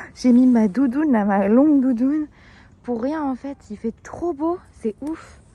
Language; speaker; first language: French; native; French